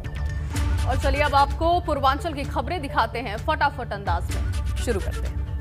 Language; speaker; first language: Hindi; native; Hindi